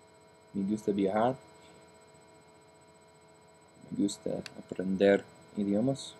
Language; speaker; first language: Spanish; non-native, learner; English